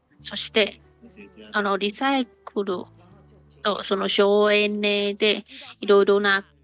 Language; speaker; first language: Japanese; non-native, learner; Chinese